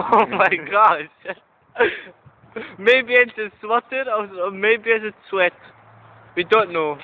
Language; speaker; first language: English; non-native, learner; Dutch